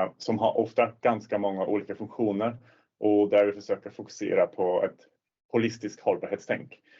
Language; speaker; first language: Swedish; non-native, fluent; Swiss German